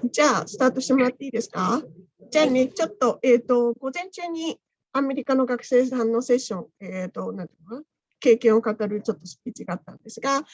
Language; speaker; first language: Japanese; native; Japanese